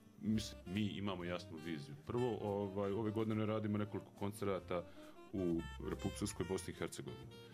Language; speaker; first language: Serbian; native; Serbian